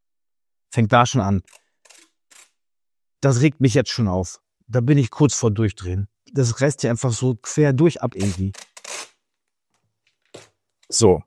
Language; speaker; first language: German; native; German